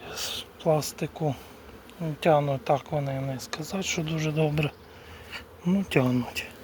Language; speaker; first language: Ukrainian; native; Ukrainian